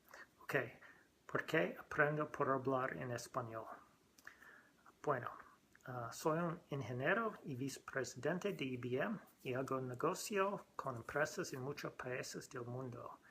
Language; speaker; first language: Spanish; non-native, learner; English